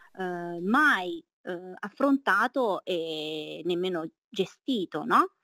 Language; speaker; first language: Italian; early bilingual, other home language; Chinese